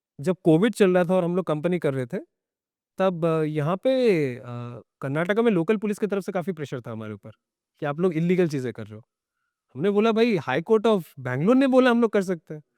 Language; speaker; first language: Hindi; non-native, local second language; Bangla